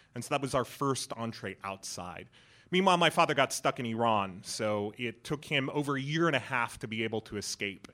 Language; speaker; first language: English; early bilingual, other home language; Persian